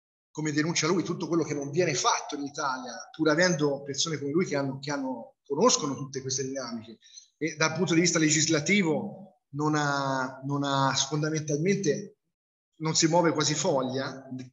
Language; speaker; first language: Italian; native; Italian